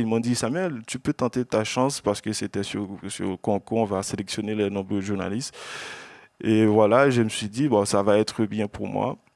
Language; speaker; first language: French; non-native, local second language; Haitian Creole